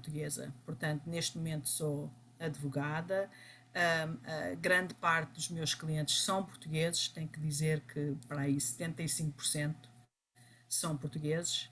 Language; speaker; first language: Portuguese; early bilingual, other home language; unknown